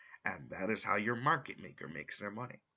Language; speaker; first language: English; native; English